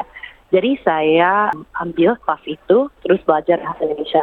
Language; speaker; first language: Indonesian; early bilingual, heritage; English